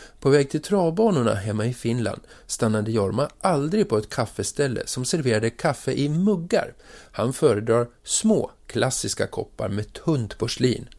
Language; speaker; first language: Swedish; native; Swedish